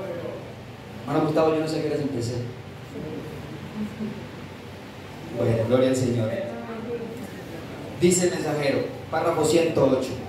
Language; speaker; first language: Spanish; native; Spanish